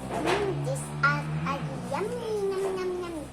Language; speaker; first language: English; non-native, learner; Indonesian